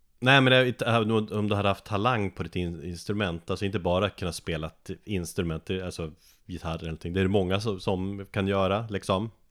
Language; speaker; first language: Swedish; native; Swedish